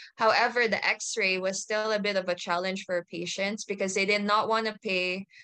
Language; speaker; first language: English; native; English